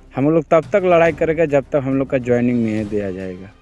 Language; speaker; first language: Hindi; non-native, local second language; Bangla